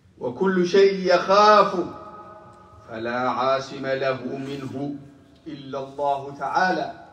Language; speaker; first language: Arabic; non-native, local second language; Somali